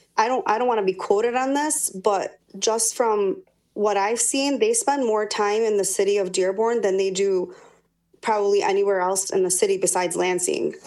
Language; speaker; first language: English; native; English